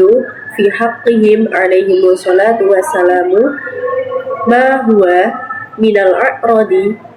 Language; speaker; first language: Arabic; non-native, learner; Indonesian